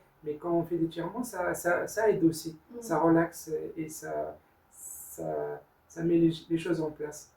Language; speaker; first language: French; non-native, learner; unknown